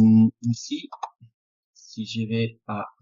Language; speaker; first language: French; non-native, fluent; Spanish